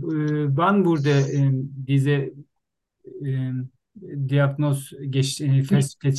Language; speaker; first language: German; non-native, learner; Turkish